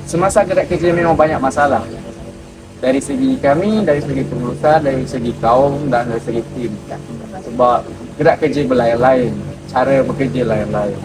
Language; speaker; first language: Malay; native; Malay